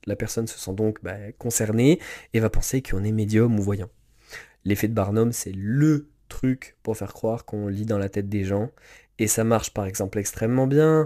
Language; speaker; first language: French; native; French